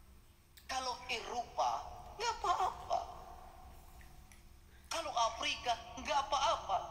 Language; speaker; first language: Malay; non-native, local second language; Sundanese